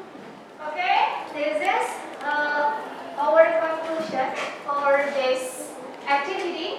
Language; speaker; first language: English; non-native, learner; Indonesian